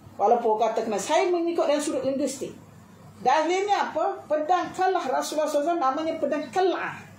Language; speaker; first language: Malay; native; Malay